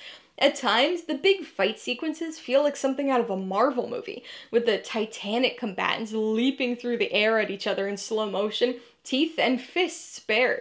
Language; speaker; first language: English; native; English